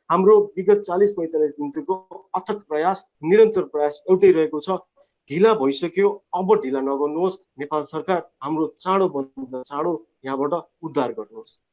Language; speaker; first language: Nepali; native; Nepali